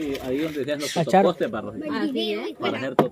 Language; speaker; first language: Spanish; native; Spanish